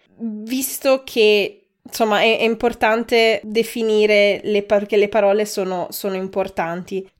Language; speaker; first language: Italian; native; Italian